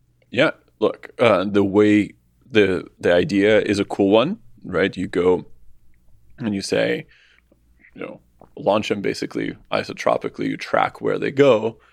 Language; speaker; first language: English; non-native, fluent; Russian